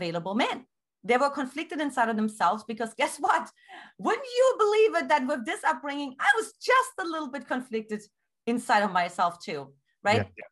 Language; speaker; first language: English; non-native, fluent; German